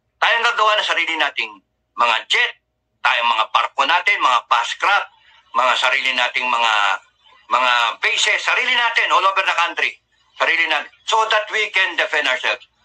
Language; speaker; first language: Filipino; native; Filipino